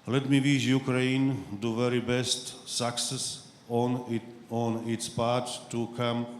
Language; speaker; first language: English; non-native, fluent; Slovak